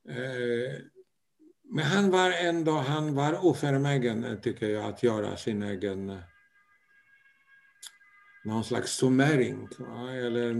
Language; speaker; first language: Swedish; non-native, fluent; Polish